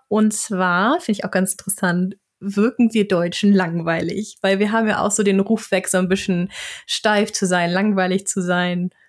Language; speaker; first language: German; native; German